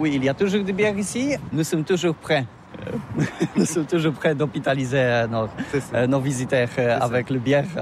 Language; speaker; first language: French; non-native, learner; Polish